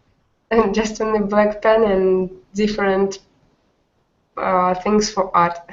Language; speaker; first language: English; non-native, learner; Russian